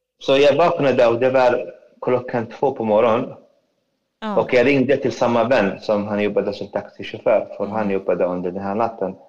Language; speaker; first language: Swedish; non-native, fluent; Arabic